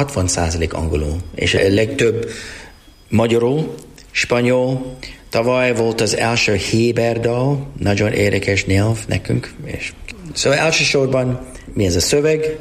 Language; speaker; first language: Hungarian; non-native, learner; English